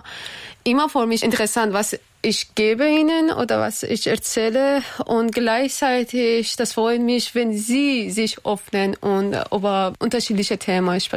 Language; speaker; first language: German; non-native, learner; Persian